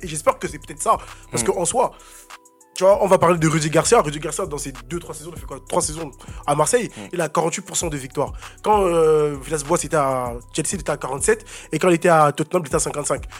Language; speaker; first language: French; native; French